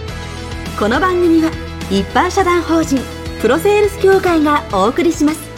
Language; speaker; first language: Japanese; native; Japanese